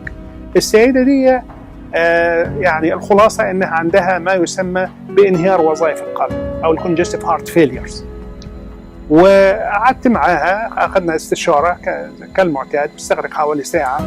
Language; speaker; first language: Arabic; native; Arabic